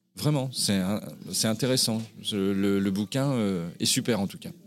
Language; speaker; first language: French; native; French